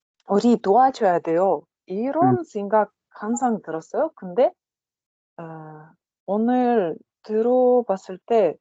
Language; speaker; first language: Korean; non-native, learner; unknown